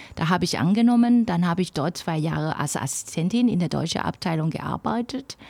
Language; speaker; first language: German; non-native, fluent; Chinese